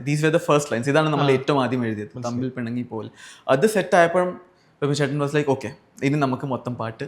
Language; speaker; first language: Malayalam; early bilingual, heritage; Malayalam